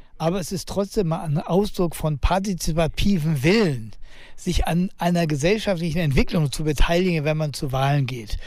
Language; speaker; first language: German; native; German